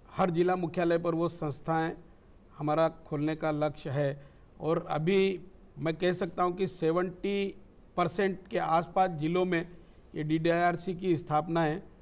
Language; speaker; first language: Hindi; native; Hindi